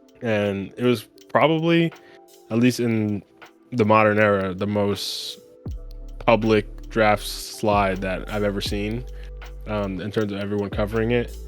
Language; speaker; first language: English; native; English